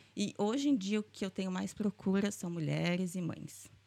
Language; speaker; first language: Portuguese; native; Portuguese